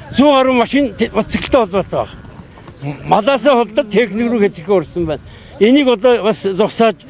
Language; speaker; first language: Mongolian; native; Mongolian